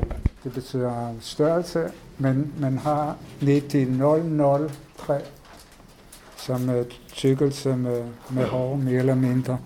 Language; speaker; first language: Danish; non-native, fluent; Hebrew